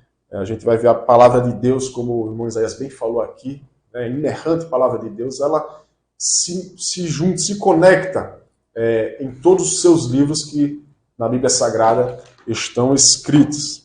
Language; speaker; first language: Portuguese; native; Portuguese